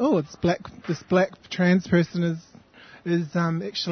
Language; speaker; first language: English; native; English